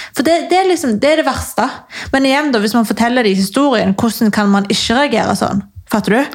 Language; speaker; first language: Norwegian; native; Norwegian